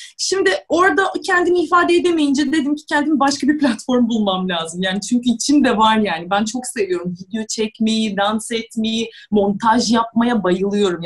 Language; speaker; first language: Turkish; non-native, fluent; Russian